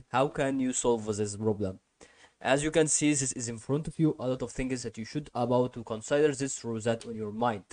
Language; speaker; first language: English; non-native, learner; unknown